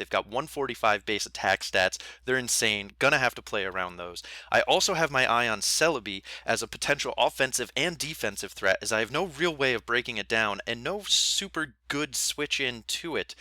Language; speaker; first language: English; native; English